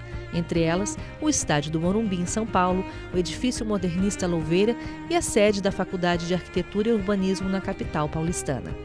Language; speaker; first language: Portuguese; native; Portuguese